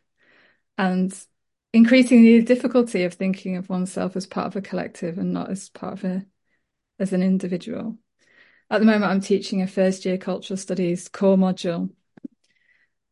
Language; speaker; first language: English; native; English